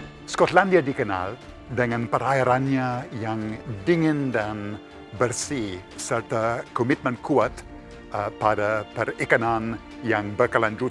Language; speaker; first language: Indonesian; non-native, fluent; English